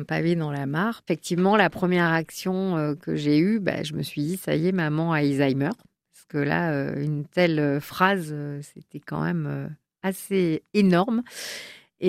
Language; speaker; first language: French; native; French